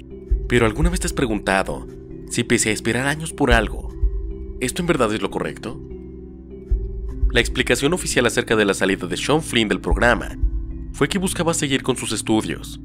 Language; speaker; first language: Spanish; native; Spanish